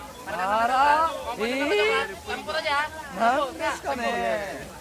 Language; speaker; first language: Japanese; non-native, learner; Indonesian